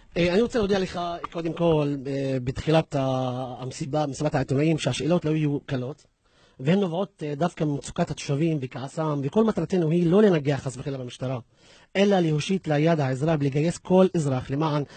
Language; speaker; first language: Hebrew; non-native, local second language; Arabic